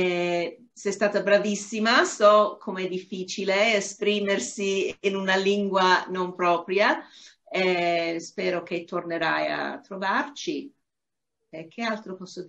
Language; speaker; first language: Italian; non-native, fluent; English